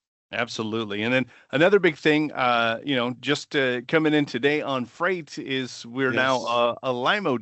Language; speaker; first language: English; native; English